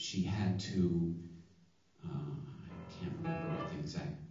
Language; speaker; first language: English; native; English